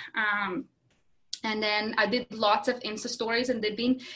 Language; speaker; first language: English; non-native, fluent; Latvian